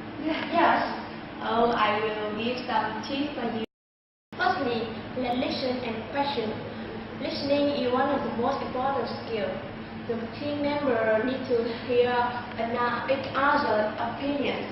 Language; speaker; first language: English; non-native, learner; Vietnamese